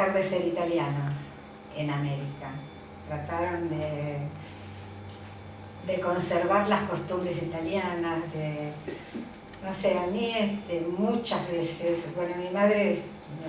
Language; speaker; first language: Spanish; early bilingual, other home language; Italian